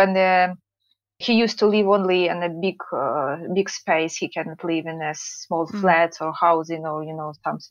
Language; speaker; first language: English; non-native, learner; Ukrainian